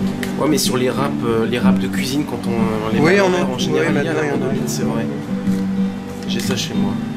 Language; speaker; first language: French; native; French